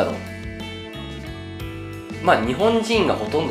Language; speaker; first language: Japanese; native; Japanese